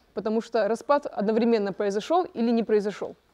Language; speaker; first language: Russian; native; Russian